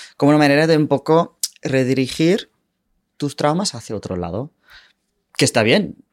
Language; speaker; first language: Spanish; non-native, fluent; English